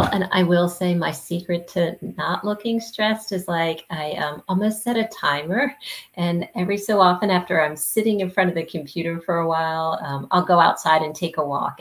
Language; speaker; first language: English; native; English